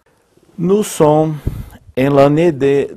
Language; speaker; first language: French; non-native, learner; Portuguese